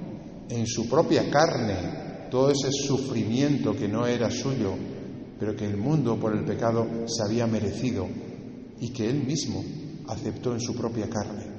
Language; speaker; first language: Spanish; native; Spanish